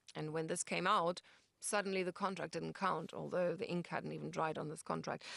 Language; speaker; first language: English; non-native, fluent; German